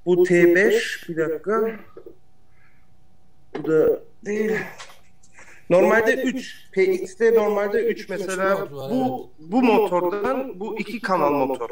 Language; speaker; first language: Turkish; early bilingual, heritage; Turkish